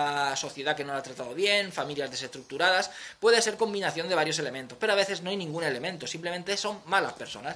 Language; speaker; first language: Spanish; native; Spanish